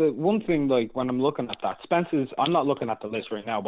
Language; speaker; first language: English; native; English